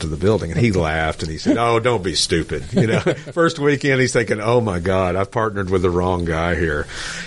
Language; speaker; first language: English; native; English